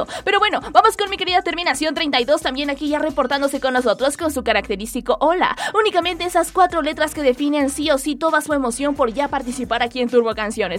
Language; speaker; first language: Spanish; native; Spanish